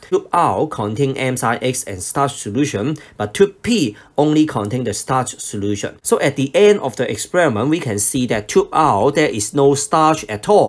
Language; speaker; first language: English; non-native, local second language; Cantonese